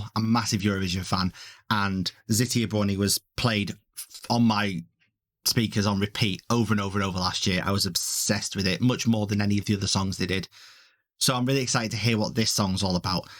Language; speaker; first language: English; native; English